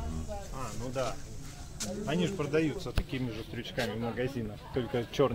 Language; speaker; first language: Russian; native; Russian